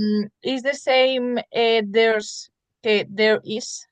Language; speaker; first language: English; non-native, learner; Spanish